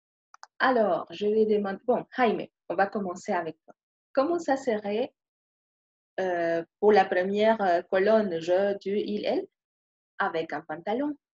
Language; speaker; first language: French; non-native, fluent; Spanish